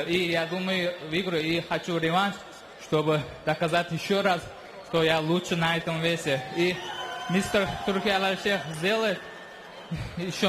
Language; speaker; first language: Russian; non-native, local second language; Uzbek